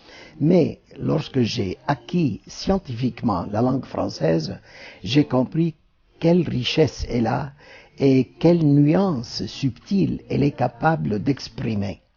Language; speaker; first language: French; non-native, fluent; Turkish